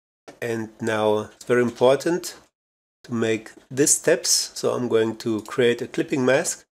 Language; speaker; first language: English; non-native, fluent; German